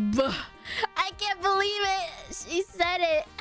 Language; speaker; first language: English; native; English